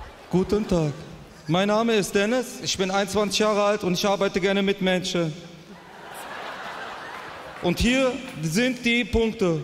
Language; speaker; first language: German; native; German